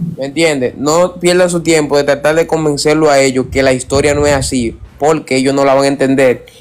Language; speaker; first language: Spanish; native; Spanish